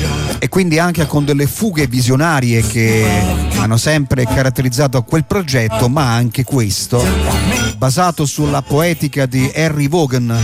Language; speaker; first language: Italian; native; Italian